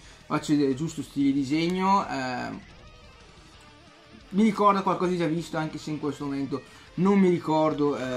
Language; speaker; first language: Italian; native; Italian